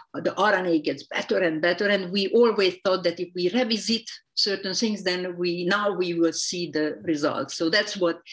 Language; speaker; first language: English; non-native, fluent; Hungarian